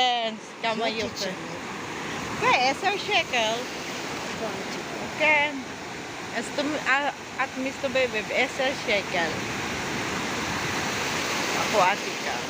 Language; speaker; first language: Hebrew; non-native, learner; Filipino